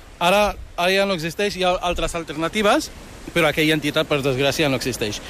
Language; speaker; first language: Catalan; early bilingual, other home language; Arabic